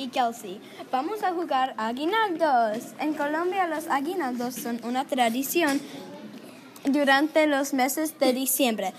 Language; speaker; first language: Spanish; non-native, learner; English